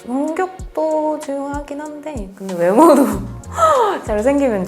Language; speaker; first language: Korean; non-native, fluent; Japanese